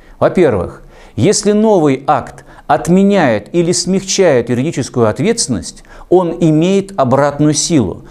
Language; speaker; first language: Russian; native; Russian